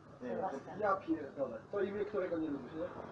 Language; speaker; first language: Polish; non-native, learner; Slovenian